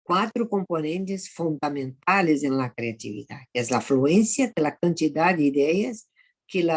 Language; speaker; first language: Spanish; non-native, fluent; Portuguese